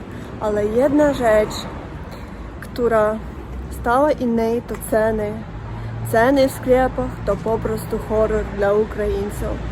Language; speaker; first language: Polish; non-native, learner; Russian